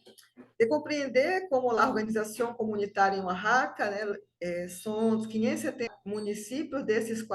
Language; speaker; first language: Portuguese; non-native, fluent; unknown